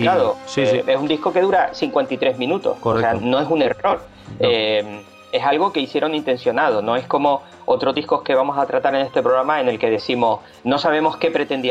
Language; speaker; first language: Spanish; native; Spanish